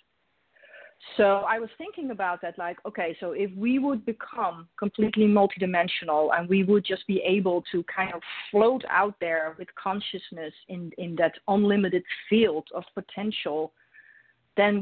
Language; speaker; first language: English; non-native, fluent; Dutch